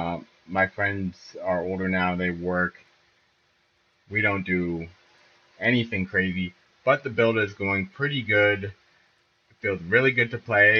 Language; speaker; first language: English; native; English